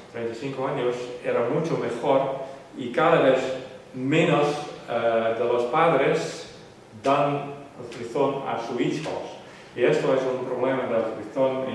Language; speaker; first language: Spanish; non-native, fluent; Western Frisian